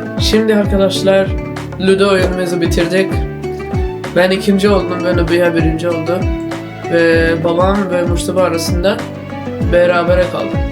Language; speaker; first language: Turkish; non-native, fluent; Urdu